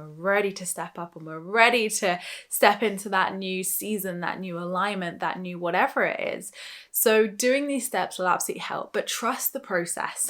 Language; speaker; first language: English; native; English